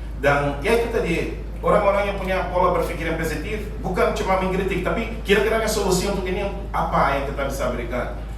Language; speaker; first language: Indonesian; non-native, fluent; Portuguese